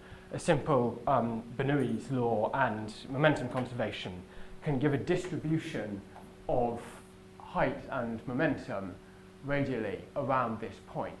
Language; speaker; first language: English; native; English